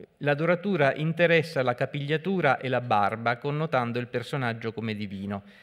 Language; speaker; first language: Italian; native; Italian